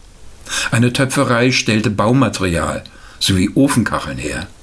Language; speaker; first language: German; native; German